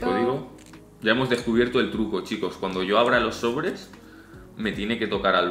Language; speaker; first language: Spanish; native; Spanish